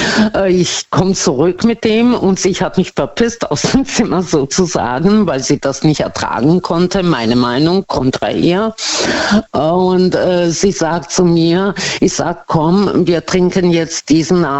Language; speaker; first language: German; non-native, fluent; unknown